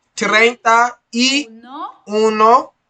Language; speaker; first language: Spanish; non-native, learner; English